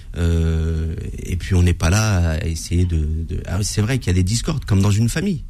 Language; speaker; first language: French; native; French